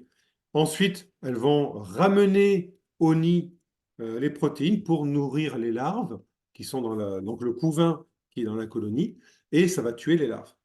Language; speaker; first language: French; native; French